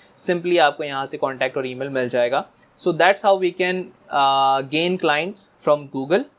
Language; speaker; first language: Urdu; native; Urdu